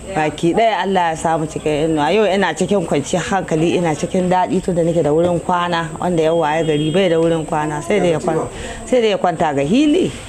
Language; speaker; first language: Hausa; native; Hausa